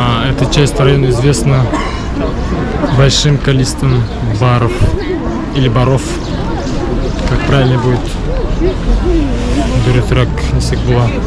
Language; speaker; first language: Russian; non-native, local second language; Tatar